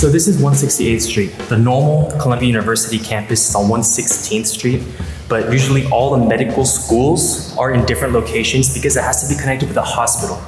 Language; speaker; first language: English; non-native, fluent; Spanish